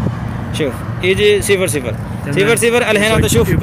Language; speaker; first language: Arabic; non-native, learner; Punjabi